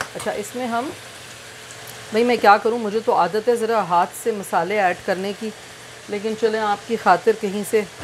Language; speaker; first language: Urdu; native; Urdu